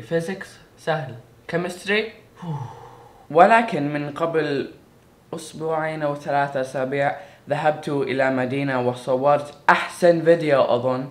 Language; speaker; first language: Arabic; early bilingual, heritage; Arabic